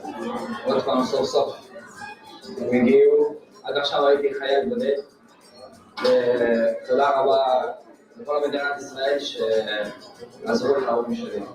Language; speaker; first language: Hebrew; non-native, fluent; Russian